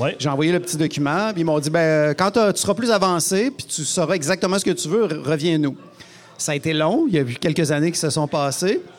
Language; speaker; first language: French; native; French